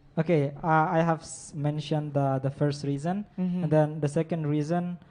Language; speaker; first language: English; non-native, fluent; Indonesian